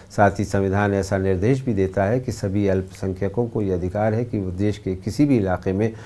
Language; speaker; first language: Hindi; native; Hindi